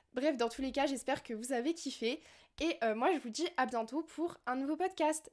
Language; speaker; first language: French; native; French